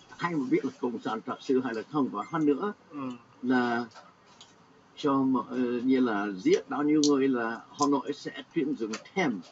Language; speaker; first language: Vietnamese; non-native, fluent; English